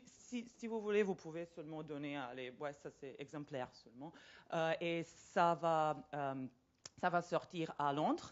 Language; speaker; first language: French; non-native, fluent; Serbian